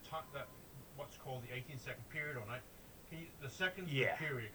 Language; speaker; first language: English; native; English